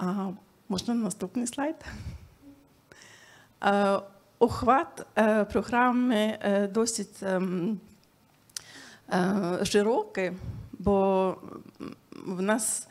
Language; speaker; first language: Ukrainian; non-native, fluent; Swedish